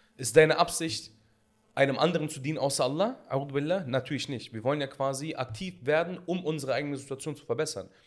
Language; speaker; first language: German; early bilingual, other home language; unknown